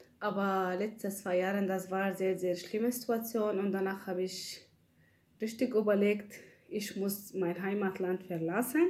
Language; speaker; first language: German; non-native, learner; Arabic